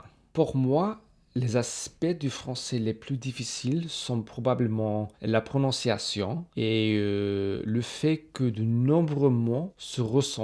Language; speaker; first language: French; non-native, fluent; English